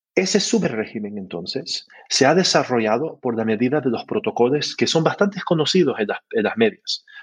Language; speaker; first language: Spanish; early bilingual, heritage; Spanish